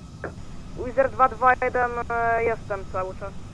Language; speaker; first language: Polish; native; Polish